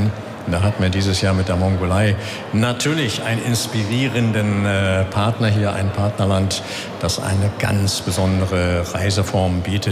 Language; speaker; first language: German; native; German